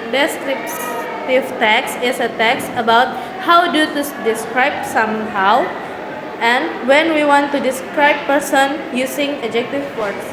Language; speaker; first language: English; non-native, learner; Indonesian